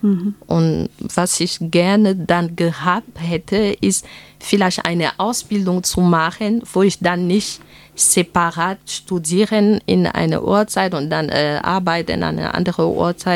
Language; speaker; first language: German; non-native, fluent; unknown